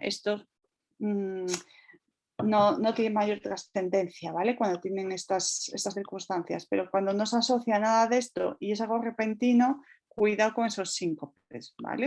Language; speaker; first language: Spanish; native; Spanish